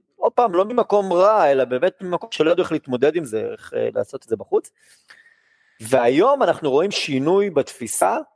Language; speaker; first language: Hebrew; native; Hebrew